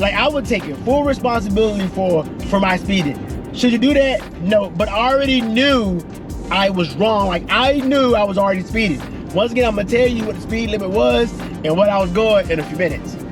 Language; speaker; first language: English; native; English